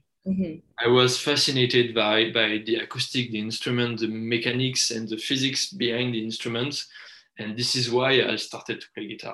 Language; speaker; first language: English; non-native, fluent; French